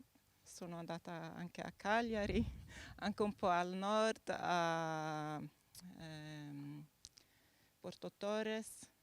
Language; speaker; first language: Italian; non-native, fluent; Norwegian